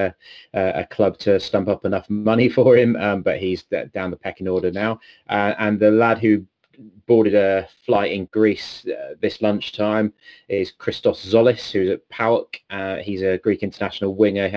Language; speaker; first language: English; native; English